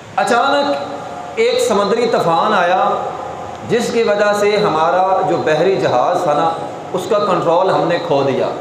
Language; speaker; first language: Urdu; non-native, local second language; Punjabi